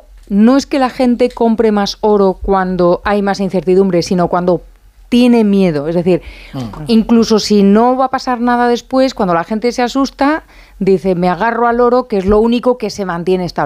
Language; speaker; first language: Spanish; native; Spanish